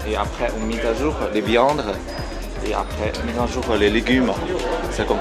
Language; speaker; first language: French; non-native, learner; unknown